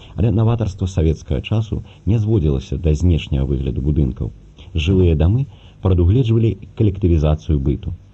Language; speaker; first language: Belarusian; native; Belarusian